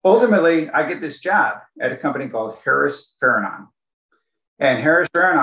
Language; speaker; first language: English; native; English